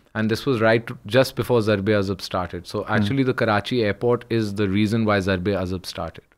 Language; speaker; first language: English; early bilingual, other home language; Urdu